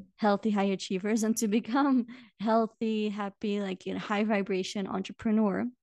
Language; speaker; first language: English; non-native, fluent; Dutch